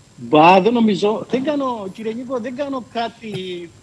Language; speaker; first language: Greek; native; Greek